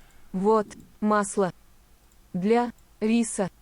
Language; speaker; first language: Russian; non-native, learner; English